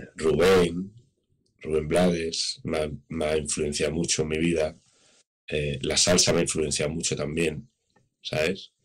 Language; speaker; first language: Spanish; native; Spanish